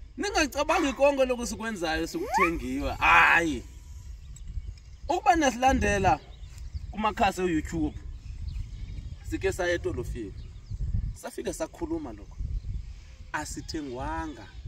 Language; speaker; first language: Zulu; non-native, local second language; Xhosa